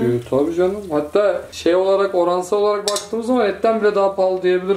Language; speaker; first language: Turkish; native; Turkish